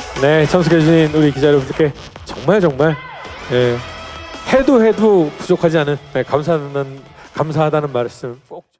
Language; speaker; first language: Korean; native; Korean